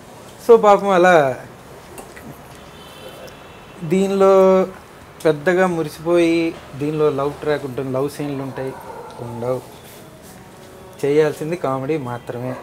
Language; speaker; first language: Telugu; native; Telugu